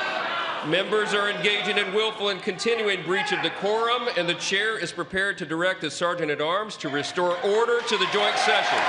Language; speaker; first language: English; native; English